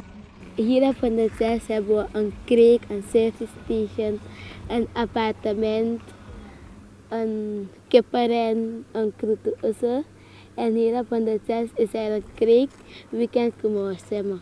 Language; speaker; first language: Dutch; non-native, local second language; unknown